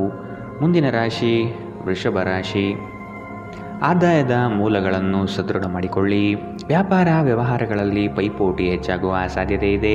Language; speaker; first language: Kannada; native; Kannada